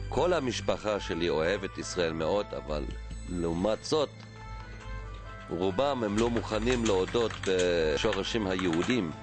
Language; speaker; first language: Hebrew; non-native, fluent; German